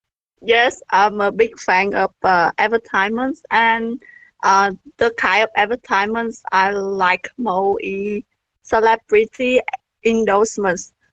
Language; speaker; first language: English; non-native, learner; Vietnamese